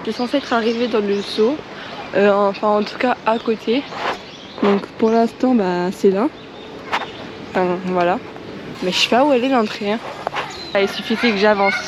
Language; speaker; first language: French; native; French